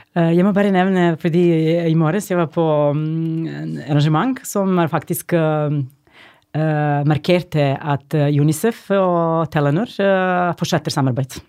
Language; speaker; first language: Norwegian; non-native, fluent; Serbian